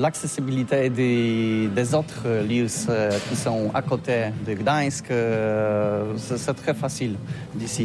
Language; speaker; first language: French; non-native, learner; Polish